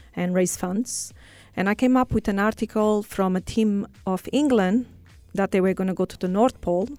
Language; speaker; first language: English; non-native, fluent; Portuguese